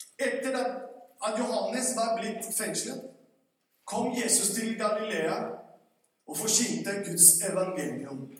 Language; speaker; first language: Norwegian; non-native, fluent; Spanish